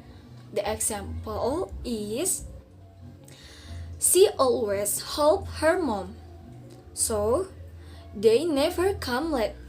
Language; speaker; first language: English; non-native, learner; Indonesian